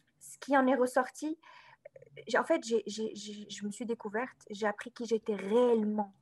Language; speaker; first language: French; non-native, local second language; Arabic